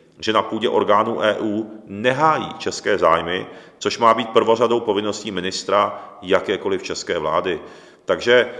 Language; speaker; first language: Czech; non-native, local second language; Japanese